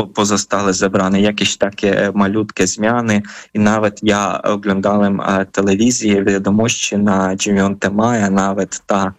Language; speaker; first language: Polish; non-native, fluent; Ukrainian